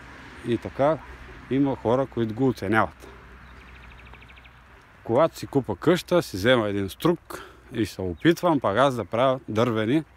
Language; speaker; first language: Bulgarian; native; Bulgarian